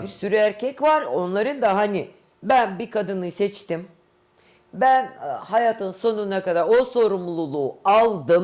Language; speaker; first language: Turkish; non-native, fluent; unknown